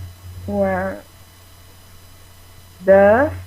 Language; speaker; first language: English; non-native, learner; Portuguese